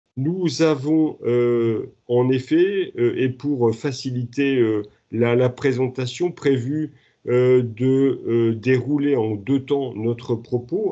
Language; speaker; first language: French; native; French